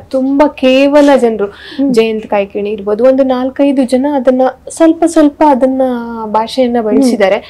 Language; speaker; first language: Kannada; native; Kannada